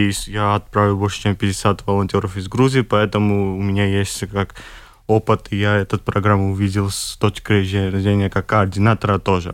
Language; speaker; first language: Russian; non-native, fluent; Georgian